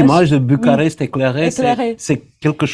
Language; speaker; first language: French; non-native, fluent; Romanian